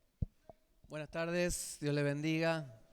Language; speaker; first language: Spanish; native; Spanish